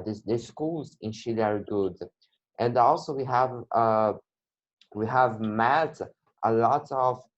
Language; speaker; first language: English; non-native, learner; Portuguese